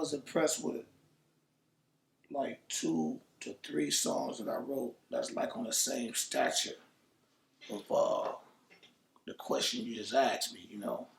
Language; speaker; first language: English; native; English